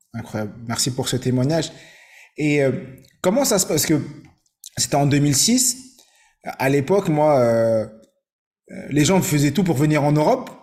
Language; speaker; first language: French; native; French